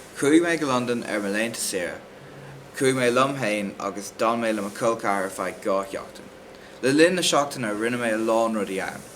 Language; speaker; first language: Irish; non-native, local second language; English